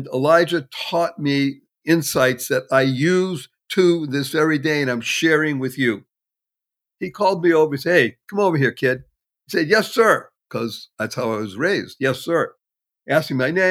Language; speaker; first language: English; native; English